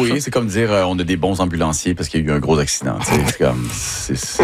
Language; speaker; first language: French; native; French